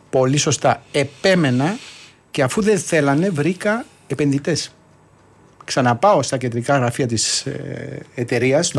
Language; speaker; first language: Greek; early bilingual, heritage; Greek